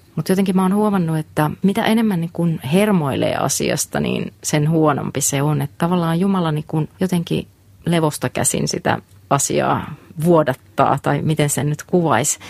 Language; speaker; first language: Finnish; native; Finnish